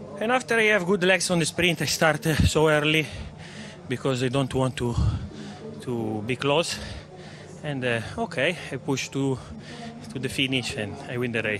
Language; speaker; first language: English; non-native, learner; Italian